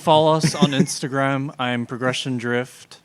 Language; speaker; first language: English; native; English